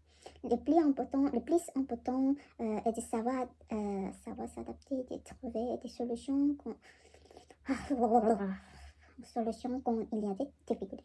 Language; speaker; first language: French; non-native, learner; Korean